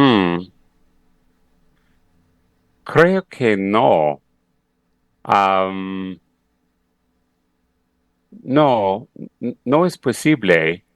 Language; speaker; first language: Spanish; non-native, fluent; English